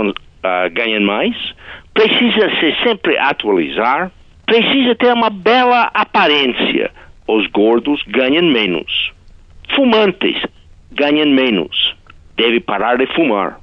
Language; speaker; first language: Portuguese; non-native, fluent; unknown